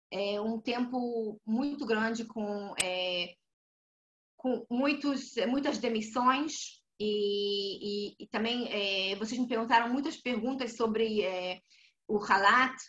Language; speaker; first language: Portuguese; non-native, fluent; Hebrew